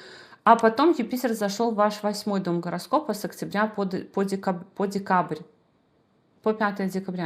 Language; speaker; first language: Russian; native; Russian